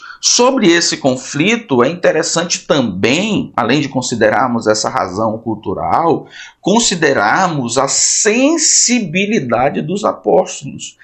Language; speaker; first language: Portuguese; native; Portuguese